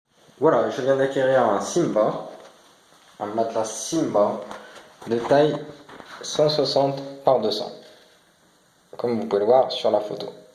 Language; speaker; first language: French; native; French